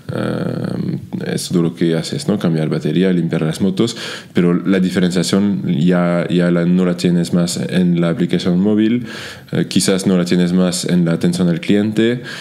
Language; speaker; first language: Spanish; non-native, fluent; French